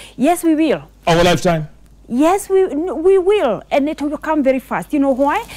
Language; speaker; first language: English; non-native, local second language; Kikuyu